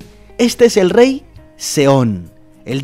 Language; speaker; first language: Spanish; native; Spanish